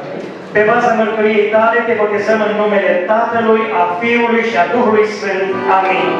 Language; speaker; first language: Romanian; native; Romanian